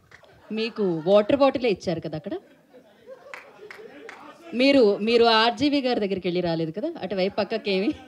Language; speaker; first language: Telugu; native; Telugu